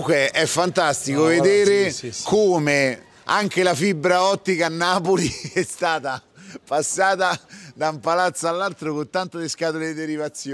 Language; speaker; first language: Italian; native; Italian